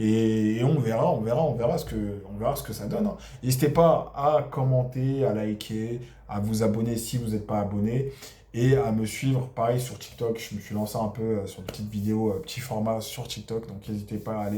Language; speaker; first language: French; native; French